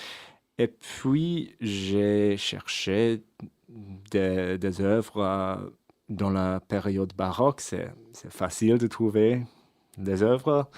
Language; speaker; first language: French; non-native, fluent; English